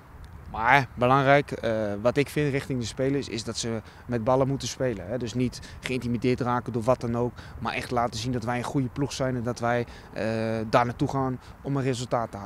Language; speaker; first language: Dutch; native; Dutch